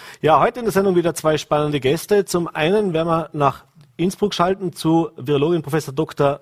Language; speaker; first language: German; native; German